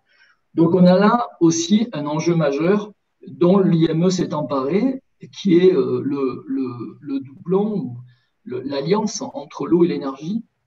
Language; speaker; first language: French; native; French